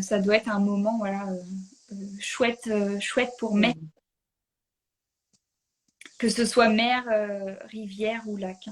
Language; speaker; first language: French; native; French